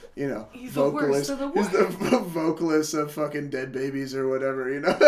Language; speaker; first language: English; early bilingual, other home language; Italian